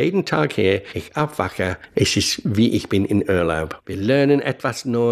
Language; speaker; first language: German; non-native, learner; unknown